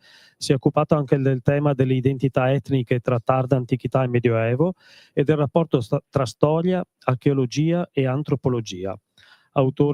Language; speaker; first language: Italian; native; Italian